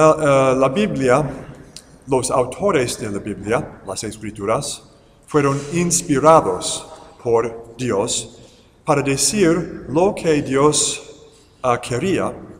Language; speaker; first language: Spanish; non-native, fluent; English